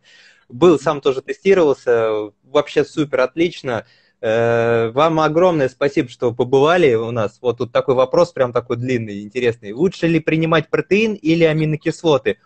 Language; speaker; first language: Russian; native; Russian